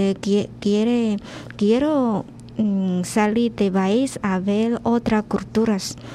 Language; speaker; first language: Spanish; non-native, learner; Chinese